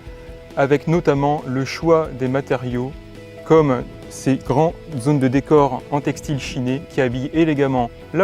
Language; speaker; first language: French; native; French